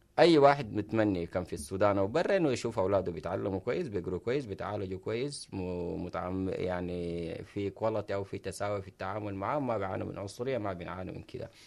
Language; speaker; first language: Arabic; native; Arabic